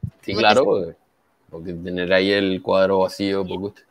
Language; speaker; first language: Spanish; native; Spanish